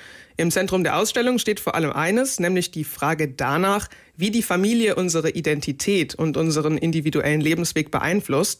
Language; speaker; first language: German; native; German